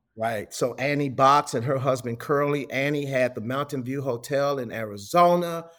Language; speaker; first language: English; native; English